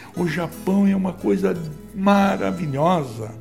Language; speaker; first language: Portuguese; non-native, local second language; Italian